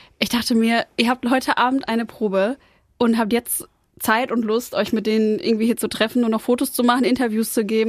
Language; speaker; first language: German; native; German